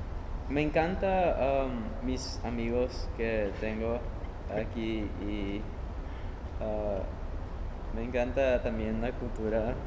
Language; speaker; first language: Spanish; early bilingual, heritage; Spanish